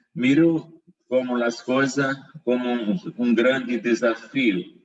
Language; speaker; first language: Portuguese; non-native, learner; Spanish